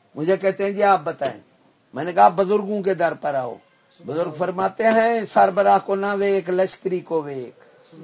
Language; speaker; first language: Urdu; non-native, local second language; Punjabi